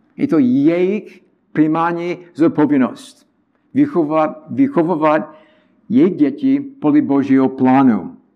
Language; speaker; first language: Czech; non-native, learner; English